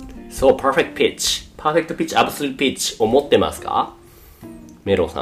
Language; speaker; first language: Japanese; native; Japanese